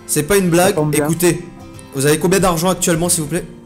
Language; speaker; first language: French; native; French